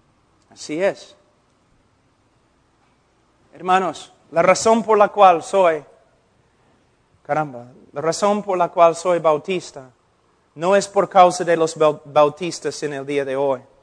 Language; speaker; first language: Spanish; non-native, fluent; English